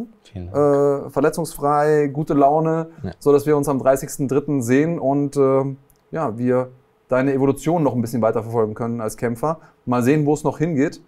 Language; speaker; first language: German; native; German